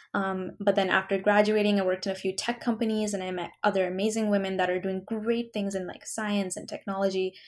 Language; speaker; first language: English; early bilingual, other home language; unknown